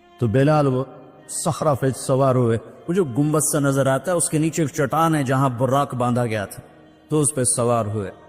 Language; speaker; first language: Urdu; non-native, local second language; Punjabi